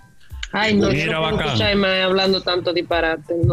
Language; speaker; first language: Spanish; native; Spanish